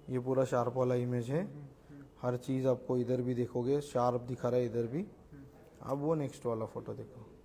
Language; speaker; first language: Hindi; non-native, local second language; Marathi